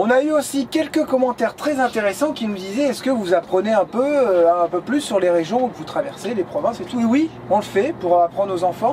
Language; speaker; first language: French; native; French